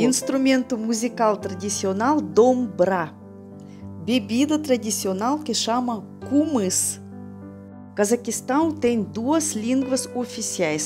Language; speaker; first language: Portuguese; non-native, fluent; Russian